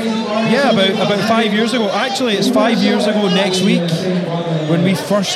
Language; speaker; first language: English; native; English